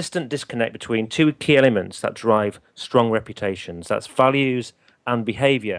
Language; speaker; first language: English; native; English